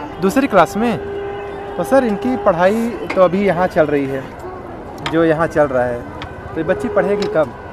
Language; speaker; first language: Hindi; native; Hindi